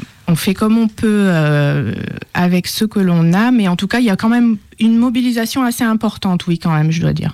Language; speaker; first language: French; native; French